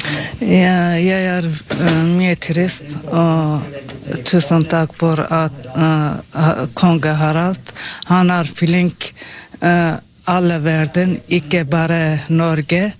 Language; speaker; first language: Norwegian; non-native, learner; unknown